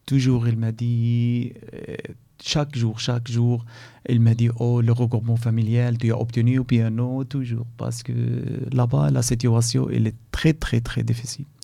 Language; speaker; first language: French; non-native, learner; Arabic